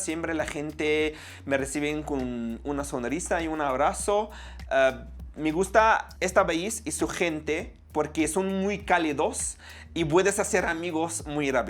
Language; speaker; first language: Spanish; non-native, fluent; Arabic